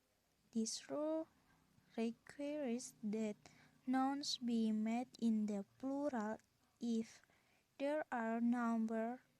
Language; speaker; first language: English; non-native, learner; Indonesian